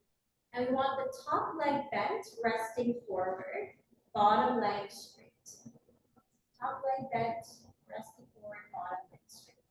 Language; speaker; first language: English; native; English